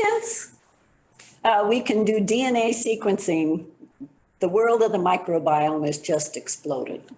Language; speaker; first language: English; native; English